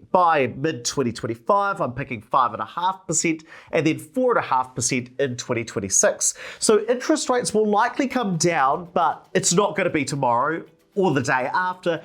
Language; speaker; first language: English; native; English